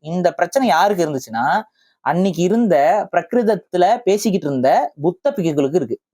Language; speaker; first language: Tamil; native; Tamil